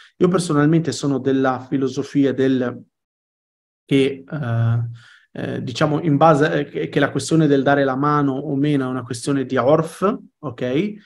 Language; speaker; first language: Italian; early bilingual, other home language; Arabic